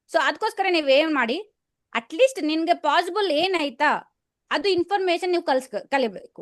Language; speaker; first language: Kannada; non-native, learner; Telugu